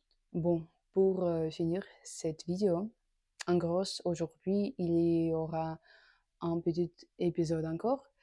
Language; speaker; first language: French; non-native, learner; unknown